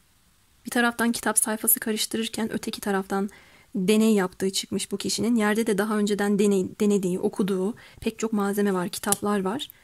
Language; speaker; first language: Turkish; native; Turkish